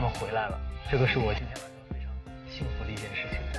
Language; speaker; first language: Chinese; native; Chinese